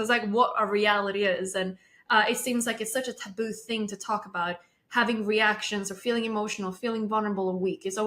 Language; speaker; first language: English; non-native, fluent; Swedish